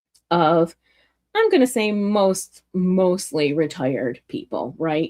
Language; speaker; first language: English; native; English